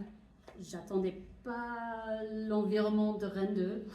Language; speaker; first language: French; non-native, fluent; English